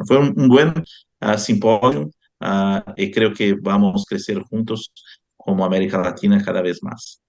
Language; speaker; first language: Spanish; non-native, fluent; Portuguese